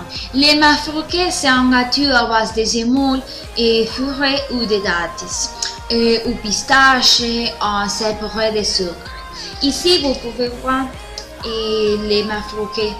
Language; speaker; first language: French; non-native, learner; Spanish